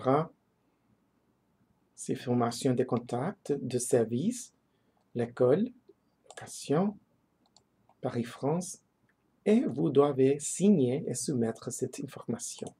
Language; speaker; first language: French; non-native, fluent; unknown